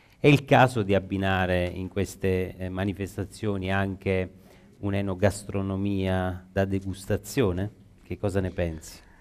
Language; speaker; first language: Italian; native; Italian